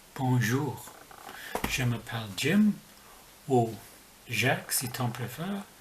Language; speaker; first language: French; non-native, fluent; English